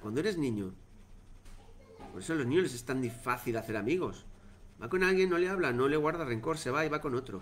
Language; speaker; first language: Spanish; native; Spanish